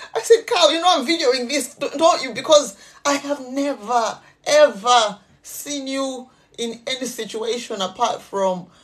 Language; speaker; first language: English; non-native, local second language; Nyanja